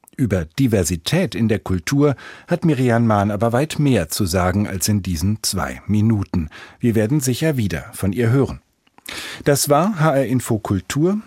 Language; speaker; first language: German; native; German